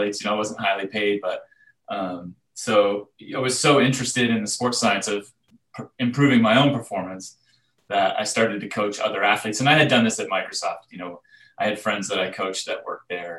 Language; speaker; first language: English; native; English